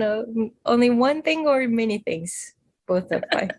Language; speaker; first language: English; non-native, fluent; Japanese